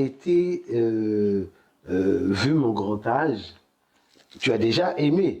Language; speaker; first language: French; native; French